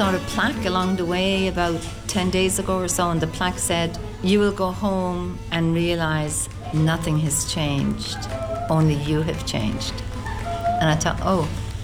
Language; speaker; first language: English; native; English